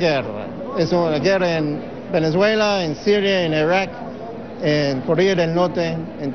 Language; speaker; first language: Spanish; non-native, fluent; English